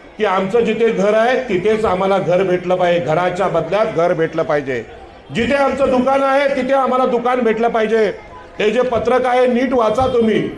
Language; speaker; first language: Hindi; non-native, local second language; Marathi